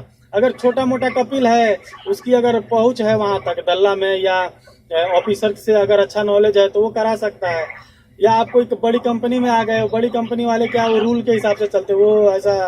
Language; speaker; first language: Hindi; native; Hindi